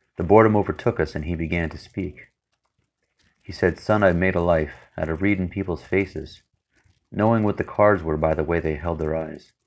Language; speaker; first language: English; native; English